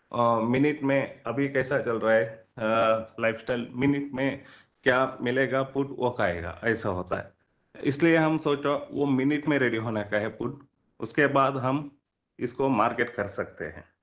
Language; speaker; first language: Hindi; non-native, local second language; Kannada